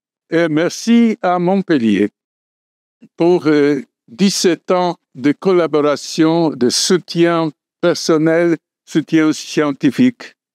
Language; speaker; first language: French; non-native, fluent; Polish